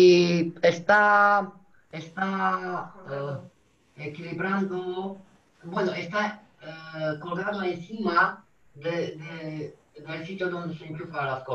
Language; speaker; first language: Spanish; non-native, fluent; Romanian